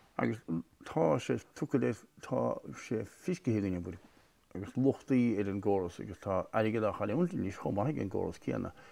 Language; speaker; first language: Irish; native; Irish